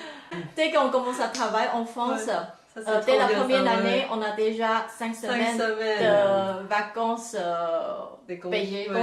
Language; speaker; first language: French; non-native, fluent; Chinese